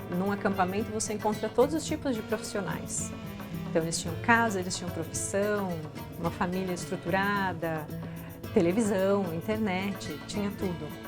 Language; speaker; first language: Portuguese; native; Portuguese